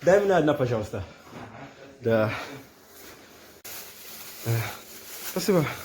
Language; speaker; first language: Russian; non-native, learner; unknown